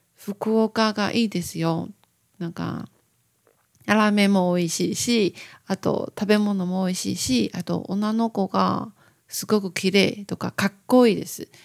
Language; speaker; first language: Japanese; non-native, learner; Chinese